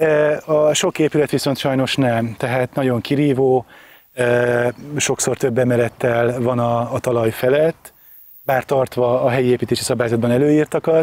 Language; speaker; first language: Hungarian; native; Hungarian